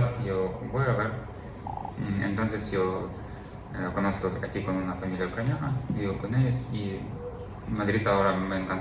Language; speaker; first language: Spanish; non-native, learner; Ukrainian